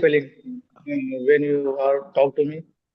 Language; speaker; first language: English; non-native, local second language; Hindi